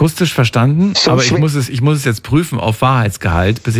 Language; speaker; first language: German; native; German